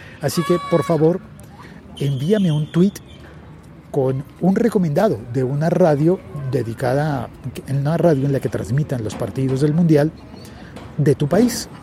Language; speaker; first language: Spanish; native; Spanish